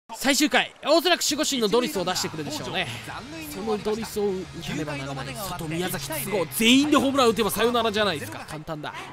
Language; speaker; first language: Japanese; native; Japanese